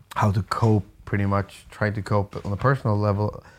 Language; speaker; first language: English; non-native, fluent; Swedish